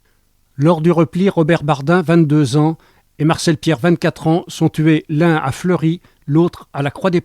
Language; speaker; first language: French; native; French